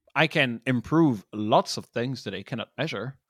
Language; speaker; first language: English; non-native, fluent; French